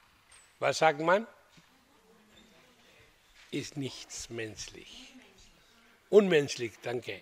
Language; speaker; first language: German; non-native, fluent; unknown